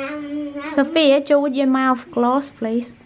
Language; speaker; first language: English; non-native, learner; Vietnamese